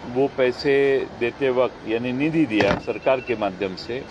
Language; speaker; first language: Hindi; non-native, local second language; Marathi